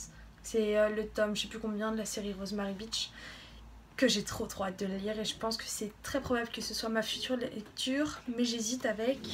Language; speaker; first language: French; native; French